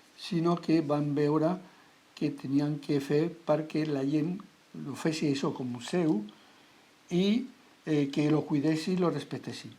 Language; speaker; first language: Catalan; non-native, local second language; Spanish